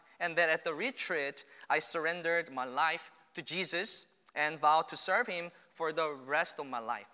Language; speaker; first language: English; non-native, fluent; Korean